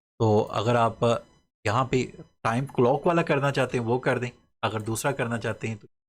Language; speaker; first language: Urdu; non-native, local second language; Punjabi